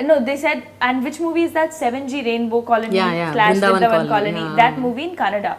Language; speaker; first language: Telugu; non-native, fluent; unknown